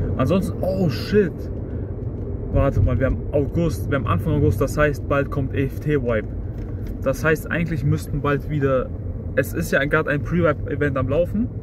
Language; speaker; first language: German; early bilingual, other home language; Russian